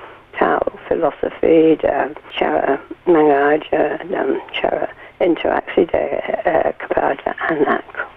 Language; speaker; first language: Indonesian; non-native, learner; English